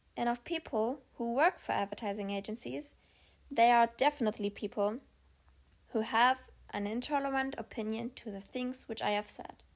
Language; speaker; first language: English; non-native, fluent; German